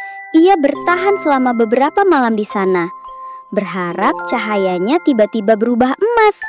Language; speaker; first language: Indonesian; native; Indonesian